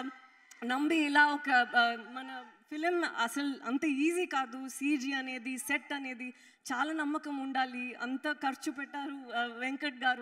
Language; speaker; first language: Telugu; non-native, learner; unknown